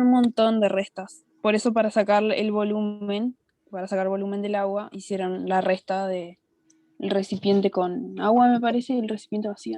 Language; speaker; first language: Spanish; native; Spanish